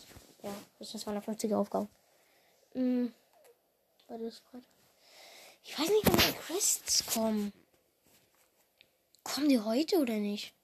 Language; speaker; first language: German; native; German